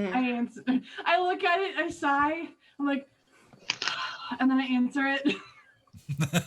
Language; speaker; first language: English; native; English